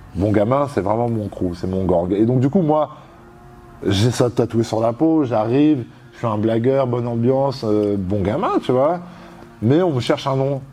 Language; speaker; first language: French; native; French